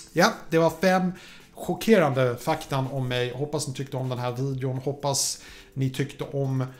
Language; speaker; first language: Swedish; early bilingual, other home language; Polish